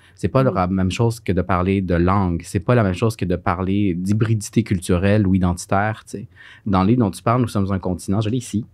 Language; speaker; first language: French; early bilingual, other home language; Spanish